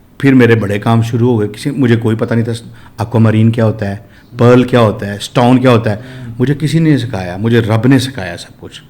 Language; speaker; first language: Urdu; non-native, local second language; Punjabi